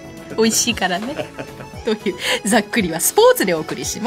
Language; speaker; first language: Japanese; native; Japanese